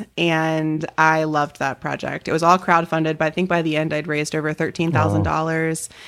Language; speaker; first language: English; native; English